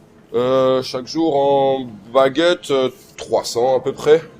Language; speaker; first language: French; native; French